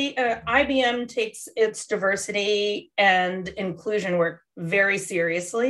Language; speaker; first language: English; native; English